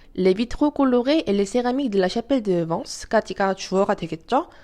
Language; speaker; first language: French; non-native, fluent; Korean